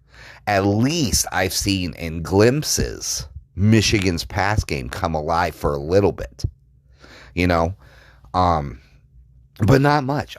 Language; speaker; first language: English; native; English